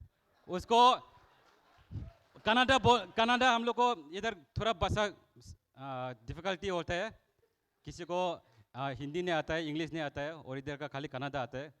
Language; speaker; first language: Hindi; non-native, local second language; Kok Borok